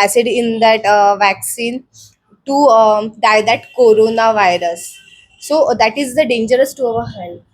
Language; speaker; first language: English; non-native, learner; Marathi